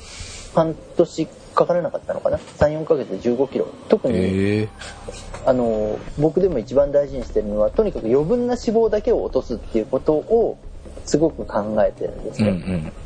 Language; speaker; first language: Japanese; native; Japanese